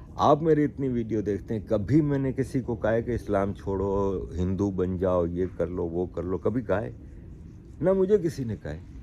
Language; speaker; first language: Urdu; native; Urdu